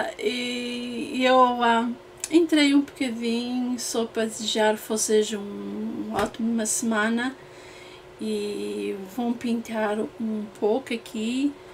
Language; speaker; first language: Portuguese; early bilingual, heritage; English